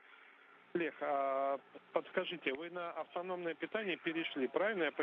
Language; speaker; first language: Russian; native; Russian